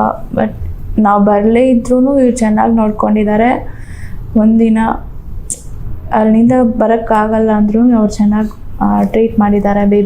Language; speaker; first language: Kannada; non-native, local second language; Telugu